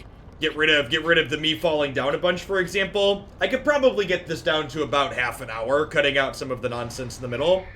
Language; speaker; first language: English; native; English